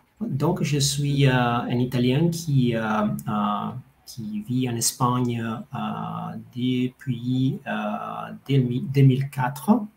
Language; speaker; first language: French; non-native, fluent; Italian